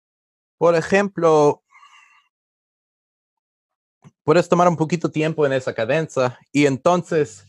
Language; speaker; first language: Spanish; non-native, learner; English